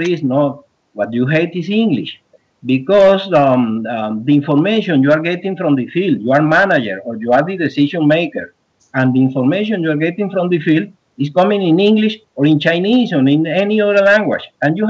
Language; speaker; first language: English; early bilingual, other home language; Spanish